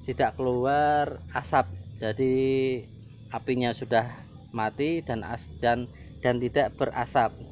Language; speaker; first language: Indonesian; non-native, local second language; Javanese